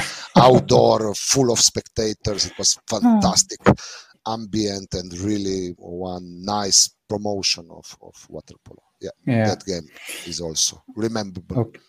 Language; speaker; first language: English; non-native, fluent; Slovenian